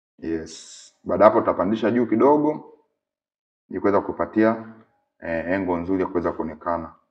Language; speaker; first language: Swahili; native; Swahili